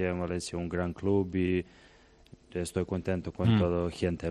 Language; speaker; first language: Spanish; non-native, learner; Serbian